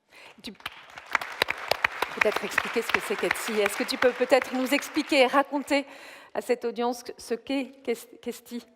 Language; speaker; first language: French; native; French